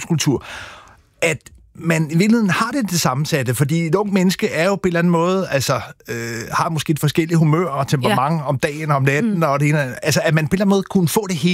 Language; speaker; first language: Danish; native; Danish